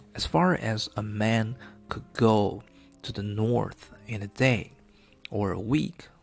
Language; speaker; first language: English; non-native, fluent; Chinese